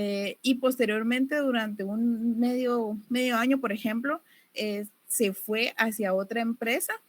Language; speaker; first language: Spanish; native; Spanish